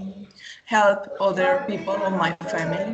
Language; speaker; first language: English; non-native, learner; Spanish